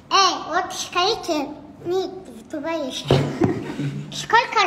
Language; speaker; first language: Russian; non-native, local second language; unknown